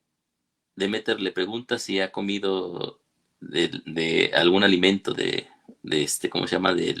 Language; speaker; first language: Spanish; native; Spanish